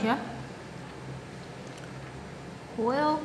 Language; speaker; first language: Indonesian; non-native, learner; Russian